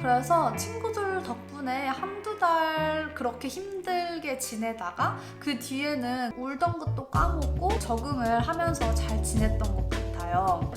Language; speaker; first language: Korean; native; Korean